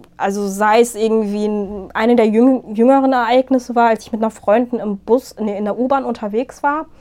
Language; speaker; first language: German; early bilingual, other home language; Arabic